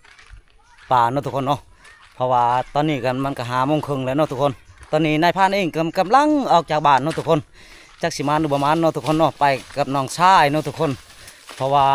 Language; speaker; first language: Thai; non-native, local second language; Northeastern Thai